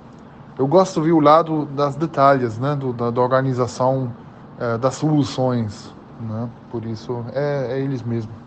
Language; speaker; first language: Portuguese; early bilingual, heritage; German